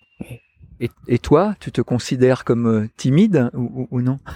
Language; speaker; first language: French; native; French